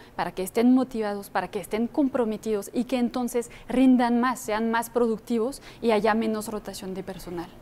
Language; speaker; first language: Spanish; non-native, fluent; French